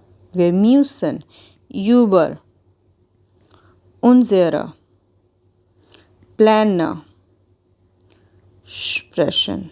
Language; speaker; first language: German; non-native, fluent; Hindi